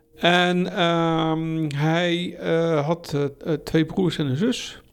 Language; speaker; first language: Dutch; early bilingual, other home language; German